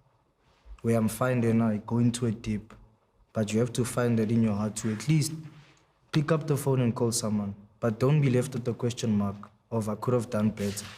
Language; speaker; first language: English; non-native, local second language; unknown